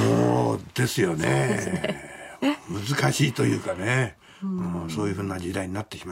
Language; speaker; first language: Japanese; native; Japanese